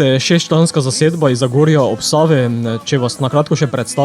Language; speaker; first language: Slovenian; native; Slovenian